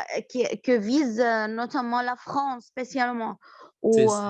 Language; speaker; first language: French; non-native, learner; Arabic